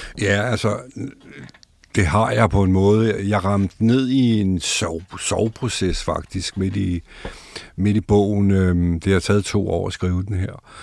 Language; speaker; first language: Danish; native; Danish